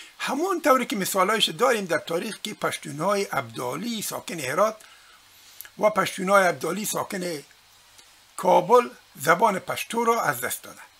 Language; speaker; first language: Persian; non-native, local second language; Pashto